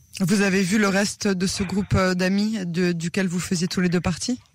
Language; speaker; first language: French; native; French